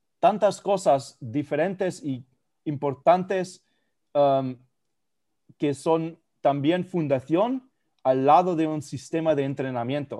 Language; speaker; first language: Spanish; non-native, fluent; German